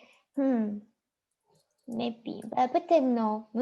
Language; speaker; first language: French; non-native, learner; Chinese